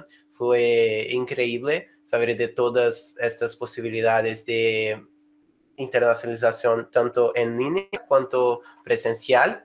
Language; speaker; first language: Spanish; non-native, fluent; Portuguese